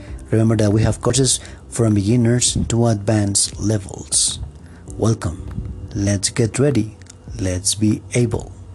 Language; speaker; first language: English; non-native, fluent; Spanish